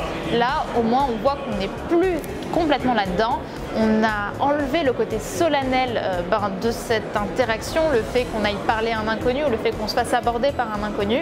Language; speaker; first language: French; native; French